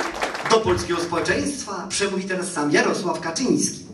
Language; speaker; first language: Polish; native; Polish